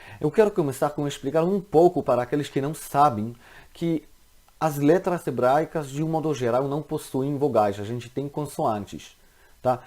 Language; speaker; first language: Portuguese; non-native, fluent; Hebrew